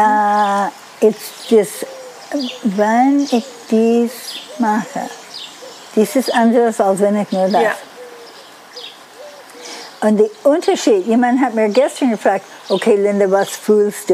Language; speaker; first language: German; non-native, learner; Dutch